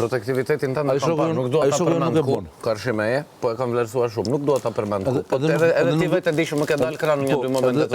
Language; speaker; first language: Albanian; native; Albanian